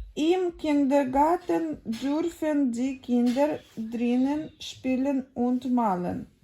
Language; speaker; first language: German; non-native, learner; Ukrainian